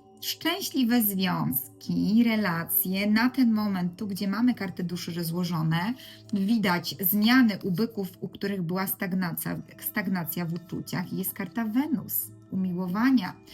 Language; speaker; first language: Polish; native; Polish